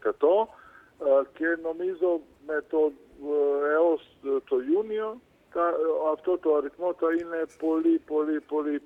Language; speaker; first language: Greek; non-native, fluent; Serbian